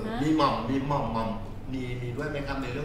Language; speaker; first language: Thai; native; Thai